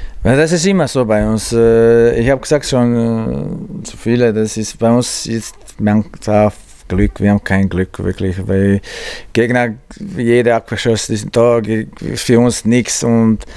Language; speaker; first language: German; non-native, learner; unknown